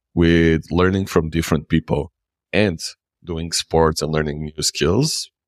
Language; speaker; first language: English; non-native, fluent; Portuguese